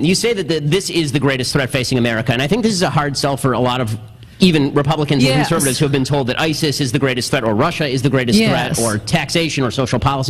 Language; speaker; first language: English; native; English